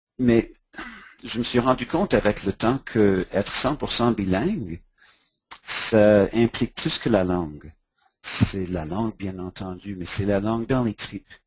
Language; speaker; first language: French; non-native, local second language; English